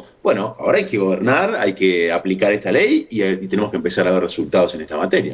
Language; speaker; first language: Spanish; native; Spanish